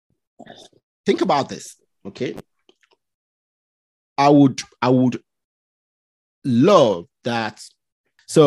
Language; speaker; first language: English; non-native, local second language; Yoruba